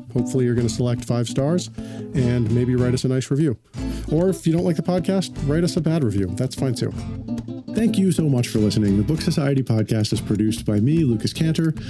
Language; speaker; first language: English; native; English